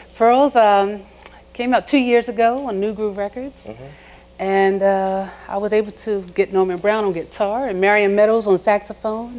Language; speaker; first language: English; native; English